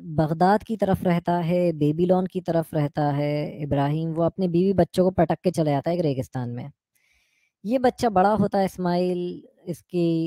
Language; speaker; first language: Hindi; native; Hindi